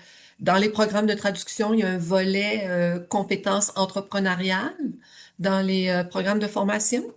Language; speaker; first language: French; native; French